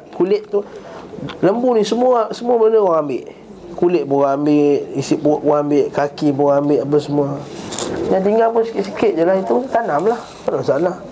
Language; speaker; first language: Malay; native; Malay